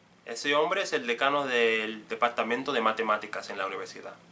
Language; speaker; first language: Spanish; non-native, fluent; English